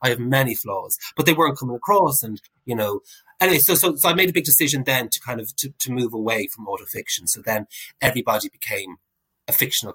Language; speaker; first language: English; native; English